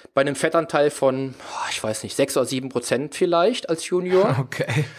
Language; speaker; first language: German; native; German